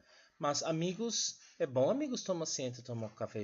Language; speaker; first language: Portuguese; non-native, learner; English